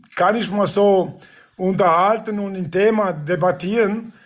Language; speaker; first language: German; non-native, fluent; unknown